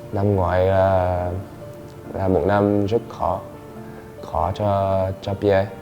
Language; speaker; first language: Vietnamese; early bilingual, heritage; Vietnamese